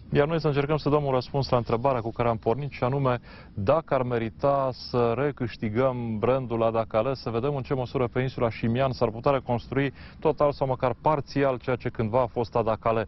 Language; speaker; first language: Romanian; native; Romanian